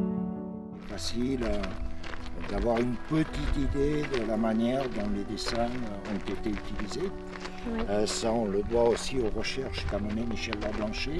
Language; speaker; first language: French; native; French